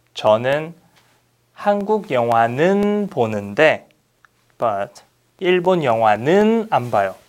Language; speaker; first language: Korean; non-native, fluent; English